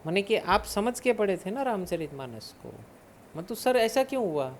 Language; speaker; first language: Hindi; non-native, local second language; Gujarati